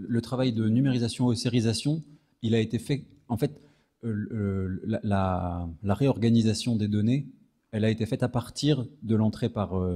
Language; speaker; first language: French; native; French